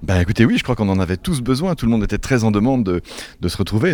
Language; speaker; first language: French; native; French